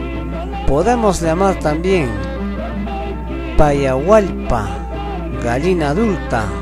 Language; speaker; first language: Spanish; non-native, local second language; Quechua